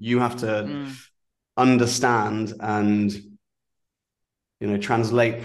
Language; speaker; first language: English; native; English